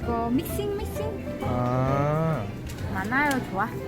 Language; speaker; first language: Korean; non-native, learner; Vietnamese